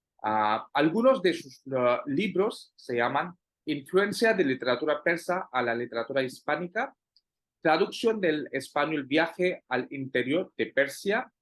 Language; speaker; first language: Spanish; non-native, fluent; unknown